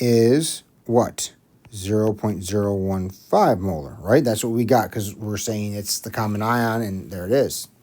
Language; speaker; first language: English; native; English